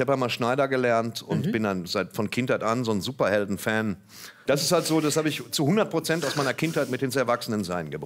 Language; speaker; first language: German; native; German